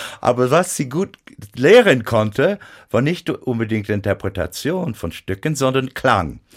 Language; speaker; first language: German; non-native, fluent; English